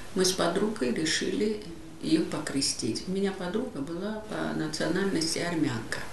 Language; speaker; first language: Russian; non-native, local second language; Georgian